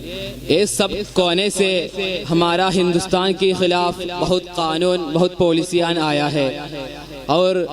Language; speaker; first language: Hindi; non-native, local second language; Malayalam